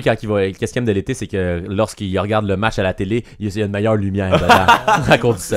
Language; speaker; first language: French; native; French